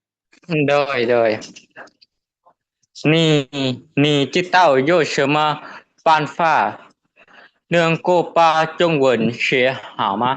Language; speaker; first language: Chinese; non-native, learner; Lao